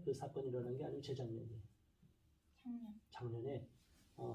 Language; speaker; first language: Korean; native; Korean